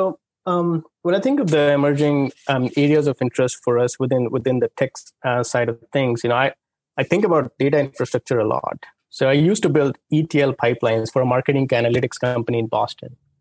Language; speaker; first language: English; non-native, local second language; Hindi